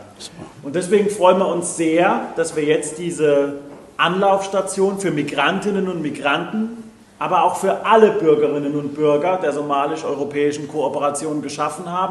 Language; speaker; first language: German; native; German